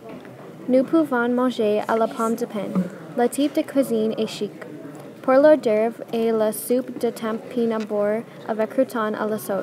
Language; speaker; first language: French; non-native, learner; English